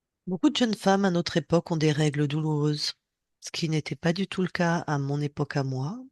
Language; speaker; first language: French; native; French